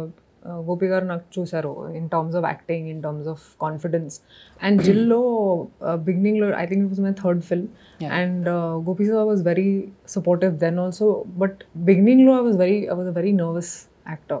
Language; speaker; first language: Telugu; non-native, local second language; Hindi